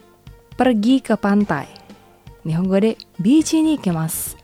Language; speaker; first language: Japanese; non-native, fluent; Indonesian